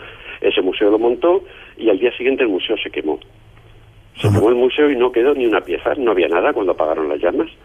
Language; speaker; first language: Spanish; native; Spanish